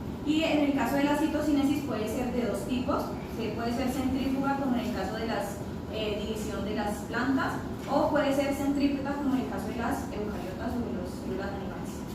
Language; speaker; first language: Spanish; native; Spanish